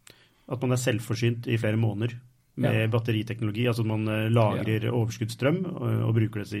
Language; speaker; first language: Norwegian; native; Norwegian